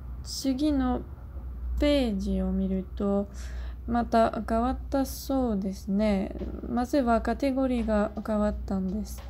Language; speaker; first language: Japanese; non-native, learner; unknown